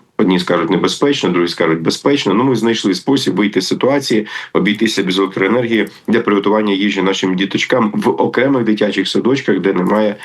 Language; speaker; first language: Ukrainian; native; Ukrainian